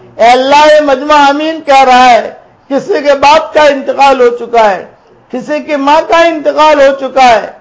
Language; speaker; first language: Urdu; non-native, local second language; Gujarati